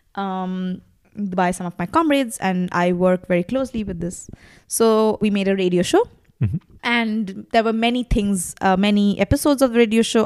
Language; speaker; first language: English; non-native, local second language; Bangla